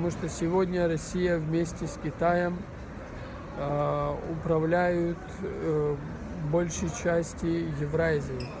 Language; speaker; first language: Russian; non-native, fluent; Persian